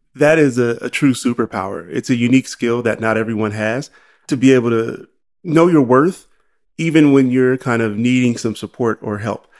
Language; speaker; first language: English; native; English